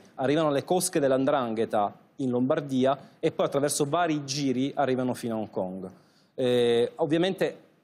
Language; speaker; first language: Italian; native; Italian